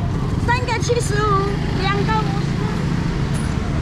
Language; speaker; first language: Chinese; non-native, learner; Filipino